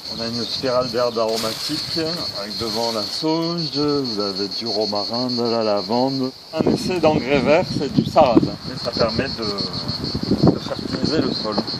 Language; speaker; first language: French; native; French